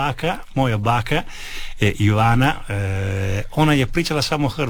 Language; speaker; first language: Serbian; non-native, learner; Italian